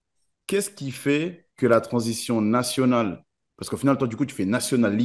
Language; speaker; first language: French; native; French